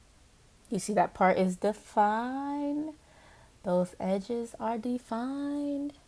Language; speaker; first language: English; native; English